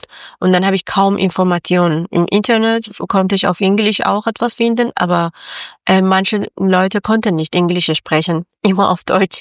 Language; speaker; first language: German; non-native, learner; Persian